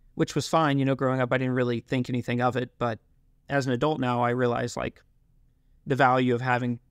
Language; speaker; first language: English; native; English